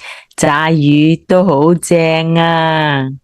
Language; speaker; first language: Cantonese; native; Cantonese